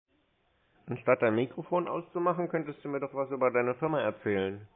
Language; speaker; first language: German; native; German